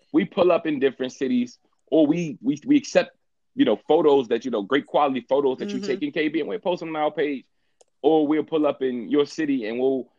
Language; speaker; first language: English; native; English